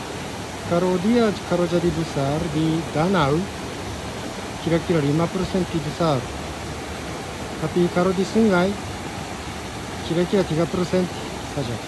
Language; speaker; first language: Indonesian; non-native, learner; Japanese